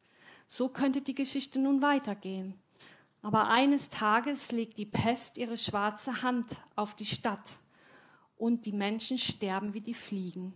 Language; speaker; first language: German; native; German